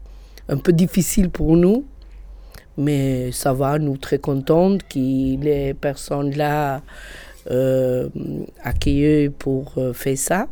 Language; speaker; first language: French; non-native, learner; Albanian